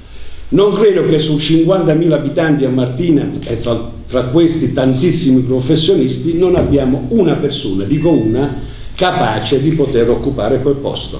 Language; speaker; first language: Italian; native; Italian